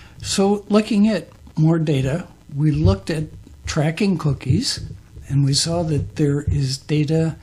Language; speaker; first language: English; native; English